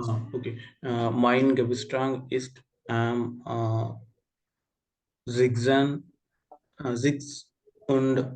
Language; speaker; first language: German; non-native, learner; Malayalam